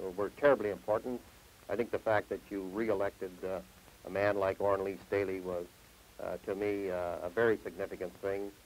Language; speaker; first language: English; native; English